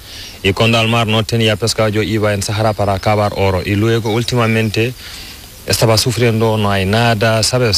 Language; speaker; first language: Spanish; non-native, learner; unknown